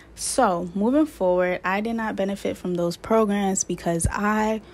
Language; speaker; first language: English; native; English